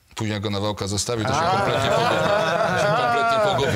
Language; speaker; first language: Polish; native; Polish